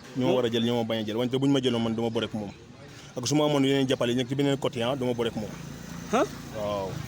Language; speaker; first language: Wolof; native; Wolof